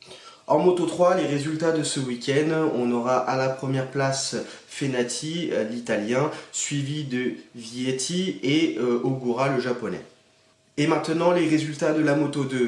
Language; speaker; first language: French; native; French